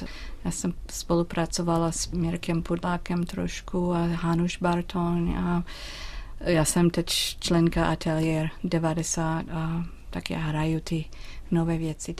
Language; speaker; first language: Czech; non-native, fluent; English